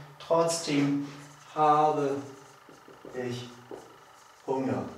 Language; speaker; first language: German; non-native, learner; Polish